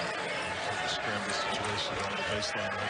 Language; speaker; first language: English; native; English